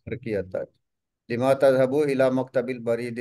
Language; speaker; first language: Arabic; non-native, fluent; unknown